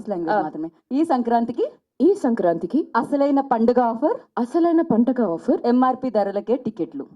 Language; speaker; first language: Telugu; native; Telugu